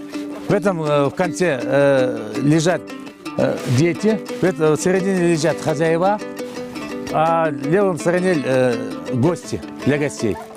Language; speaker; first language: Russian; non-native, local second language; Kyrgyz